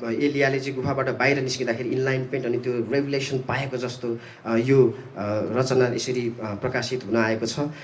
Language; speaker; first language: Nepali; non-native, local second language; Eastern Tamang